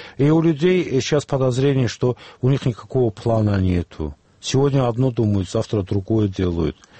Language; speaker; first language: Russian; non-native, local second language; Azerbaijani